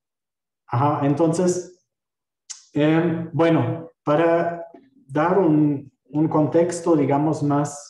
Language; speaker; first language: Spanish; non-native, fluent; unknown